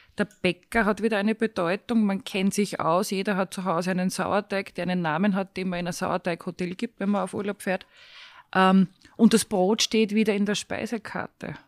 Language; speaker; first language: German; native; German